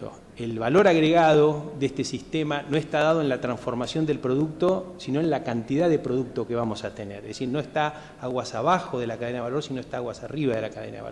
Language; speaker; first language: Spanish; native; Spanish